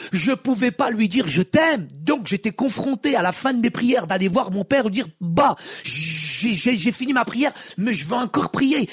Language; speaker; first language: French; early bilingual, other home language; Arabic